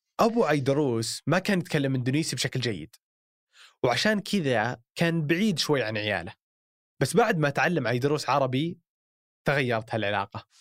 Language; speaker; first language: Arabic; native; Arabic